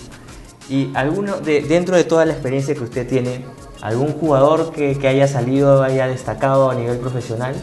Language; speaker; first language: Spanish; native; Spanish